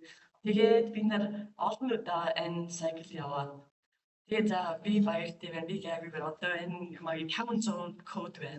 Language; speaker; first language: Mongolian; non-native, learner; English